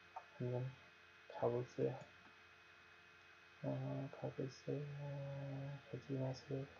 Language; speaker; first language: Korean; non-native, learner; Nepali